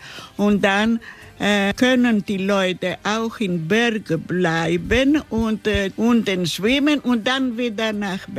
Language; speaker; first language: German; non-native, learner; Greek